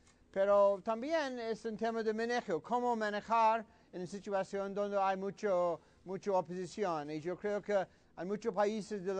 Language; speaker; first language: Spanish; non-native, fluent; English